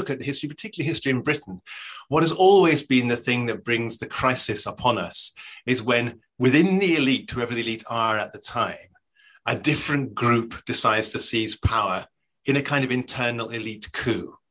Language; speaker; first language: English; native; English